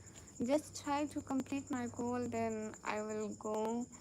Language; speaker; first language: English; non-native, learner; Urdu